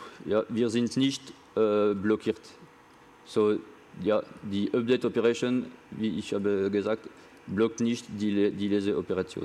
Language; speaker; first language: German; non-native, learner; French